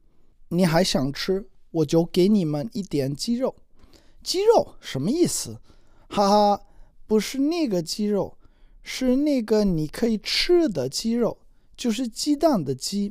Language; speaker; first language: Chinese; non-native, learner; English